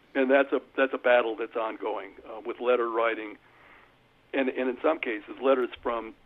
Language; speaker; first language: English; native; English